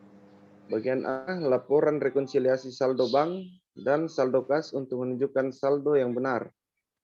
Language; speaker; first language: Indonesian; native; Indonesian